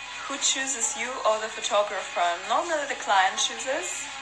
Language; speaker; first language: English; non-native, fluent; Russian